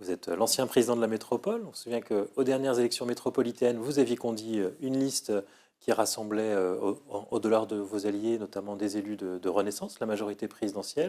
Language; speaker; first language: French; native; French